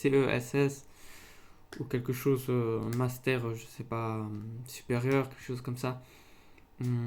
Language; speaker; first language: French; non-native, local second language; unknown